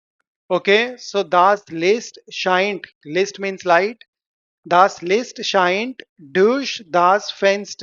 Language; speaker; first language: German; non-native, fluent; Hindi